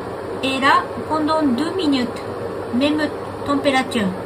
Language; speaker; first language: French; non-native, learner; Japanese